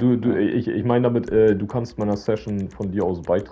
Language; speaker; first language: German; native; German